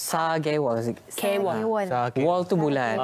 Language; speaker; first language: Malay; native; Malay